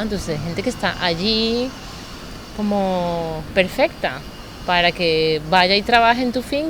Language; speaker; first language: Spanish; non-native, fluent; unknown